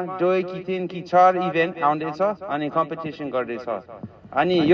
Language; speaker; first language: Nepali; non-native, learner; English